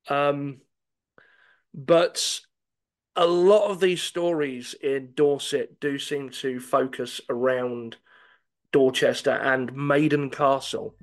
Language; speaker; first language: English; native; English